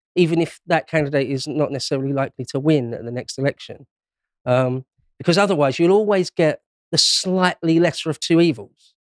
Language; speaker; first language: English; native; English